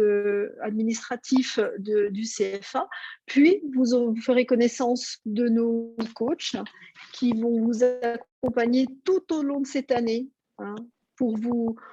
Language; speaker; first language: French; native; French